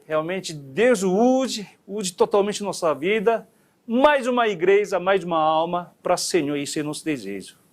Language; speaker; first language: Portuguese; non-native, fluent; Korean